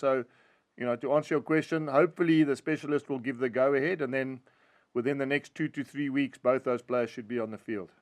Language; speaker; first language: English; native; English